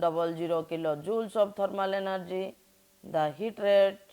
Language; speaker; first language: English; non-native, local second language; Odia